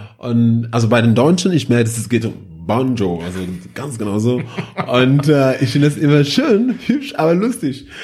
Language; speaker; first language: German; non-native, fluent; French